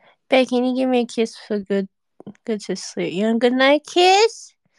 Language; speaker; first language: English; native; English